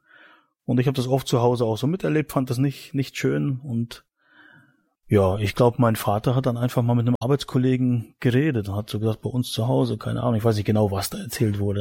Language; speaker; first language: German; native; German